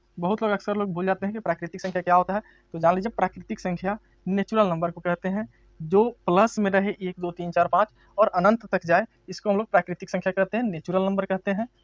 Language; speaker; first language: Hindi; native; Hindi